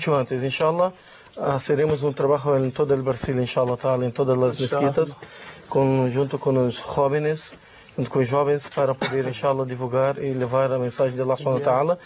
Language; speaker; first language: Spanish; non-native, learner; Portuguese